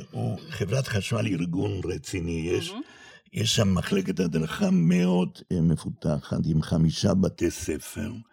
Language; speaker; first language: Hebrew; non-native, fluent; Spanish